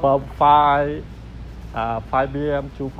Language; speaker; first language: English; non-native, learner; Vietnamese